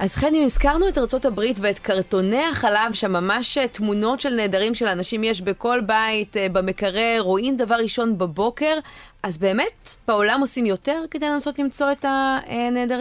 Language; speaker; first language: Hebrew; native; Hebrew